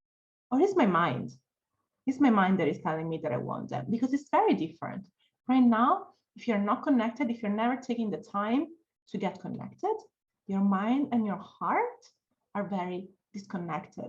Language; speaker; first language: English; non-native, fluent; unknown